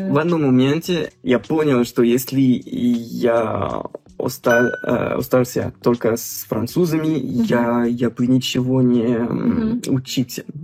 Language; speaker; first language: Russian; non-native, fluent; French